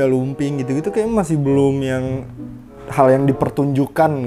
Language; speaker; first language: Indonesian; native; Indonesian